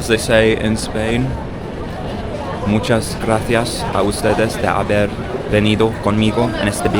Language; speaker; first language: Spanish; non-native, learner; English